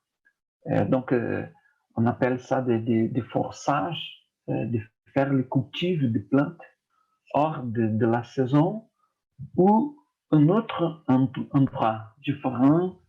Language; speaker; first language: French; non-native, fluent; Portuguese